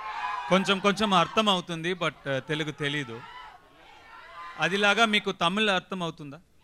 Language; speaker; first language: Telugu; non-native, learner; Tamil